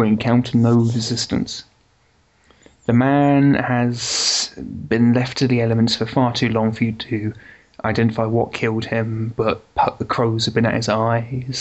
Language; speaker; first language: English; native; English